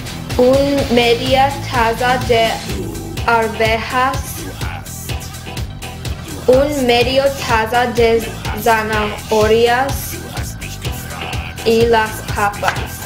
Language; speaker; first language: Spanish; non-native, learner; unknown